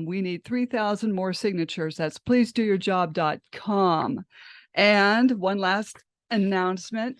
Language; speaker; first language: English; native; English